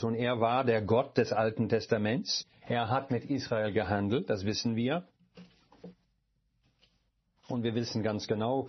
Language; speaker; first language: German; non-native, fluent; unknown